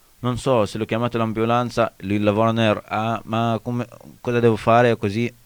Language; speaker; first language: Italian; non-native, learner; Arabic